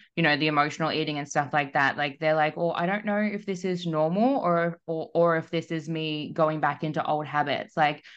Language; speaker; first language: English; native; English